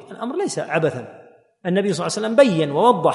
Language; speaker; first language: Arabic; native; Arabic